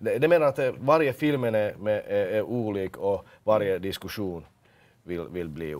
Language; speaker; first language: Swedish; non-native, local second language; Finnish